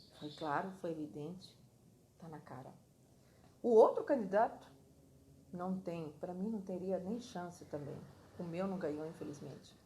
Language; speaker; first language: Portuguese; non-native, fluent; Spanish